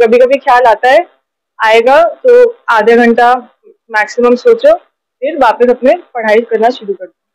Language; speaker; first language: Hindi; native; Hindi